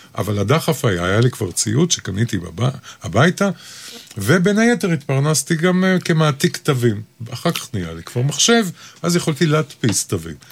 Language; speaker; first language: Hebrew; early bilingual, other home language; Russian